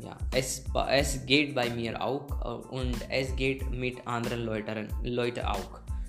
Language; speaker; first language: German; non-native, learner; Hindi